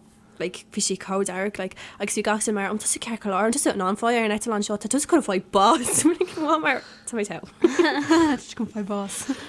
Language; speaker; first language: Irish; non-native, local second language; English